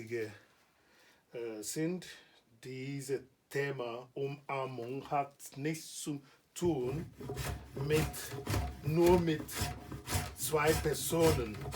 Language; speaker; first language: German; non-native, learner; Igbo